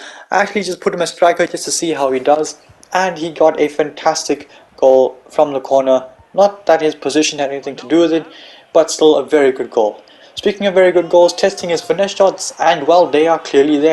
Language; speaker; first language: English; native; English